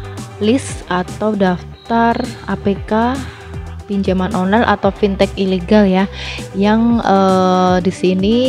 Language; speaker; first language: Indonesian; native; Indonesian